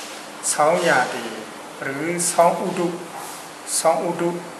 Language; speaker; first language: Thai; non-native, fluent; Burmese